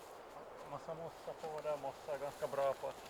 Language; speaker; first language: Swedish; native; Swedish